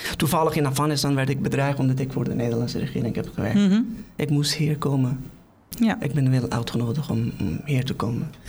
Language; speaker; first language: Dutch; non-native, fluent; Persian